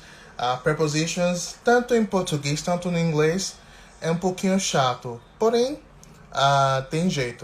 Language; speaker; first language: Portuguese; non-native, fluent; English